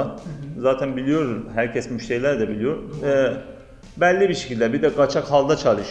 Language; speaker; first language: Turkish; non-native, learner; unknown